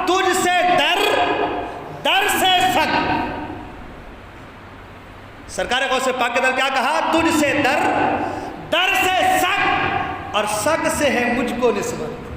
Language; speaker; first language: Urdu; native; Urdu